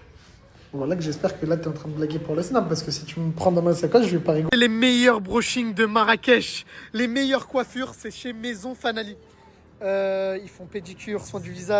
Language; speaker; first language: French; native; French